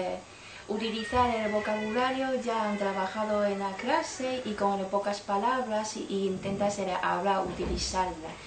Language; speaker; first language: Spanish; non-native, learner; Chinese